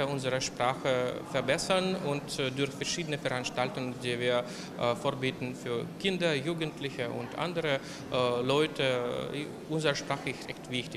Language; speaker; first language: German; non-native, local second language; Ukrainian